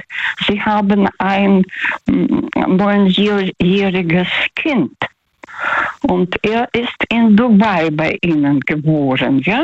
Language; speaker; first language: German; non-native, fluent; Russian